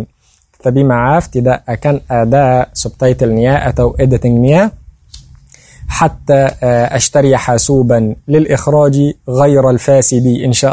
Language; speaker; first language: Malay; non-native, fluent; Arabic